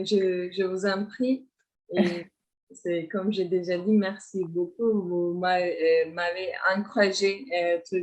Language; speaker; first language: French; non-native, fluent; Turkish